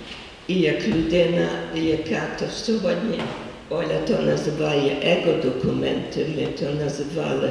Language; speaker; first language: Ukrainian; early bilingual, heritage; Ukrainian